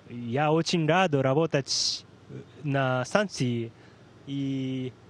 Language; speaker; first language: Russian; non-native, learner; Japanese